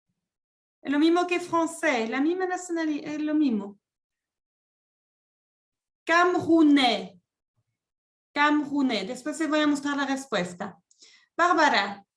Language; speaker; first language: Spanish; non-native, fluent; French